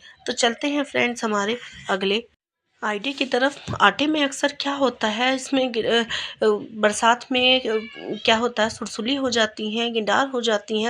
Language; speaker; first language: Hindi; native; Hindi